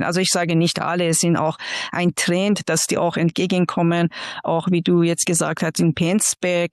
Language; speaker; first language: German; non-native, fluent; Persian